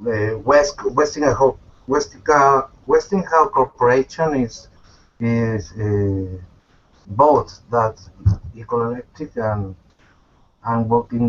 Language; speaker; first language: English; non-native, learner; Spanish